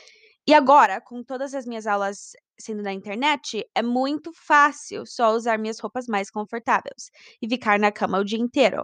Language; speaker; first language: Portuguese; early bilingual, heritage; Portuguese